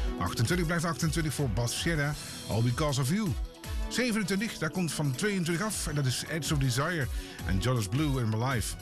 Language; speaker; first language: Dutch; native; Dutch